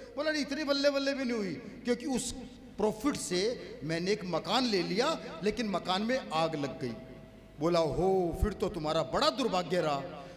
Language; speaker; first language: Hindi; native; Hindi